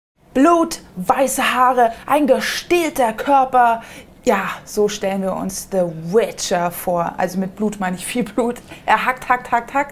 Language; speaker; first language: German; native; German